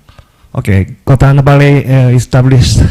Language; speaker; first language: English; non-native, learner; Japanese